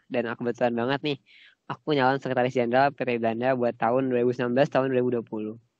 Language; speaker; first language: Indonesian; native; Indonesian